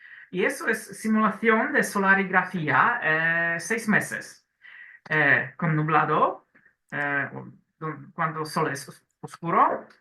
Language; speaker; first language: Spanish; non-native, learner; Polish